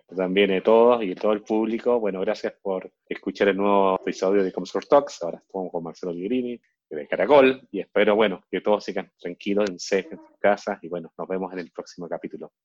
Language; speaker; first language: Spanish; native; Spanish